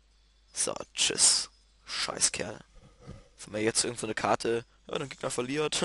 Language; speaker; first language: German; native; German